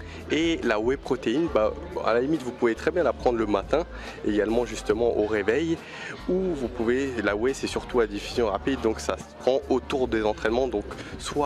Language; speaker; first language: French; native; French